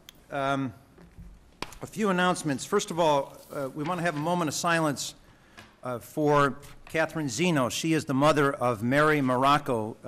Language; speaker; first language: English; native; English